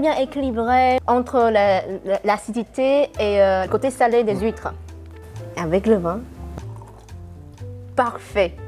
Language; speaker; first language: French; non-native, fluent; Chinese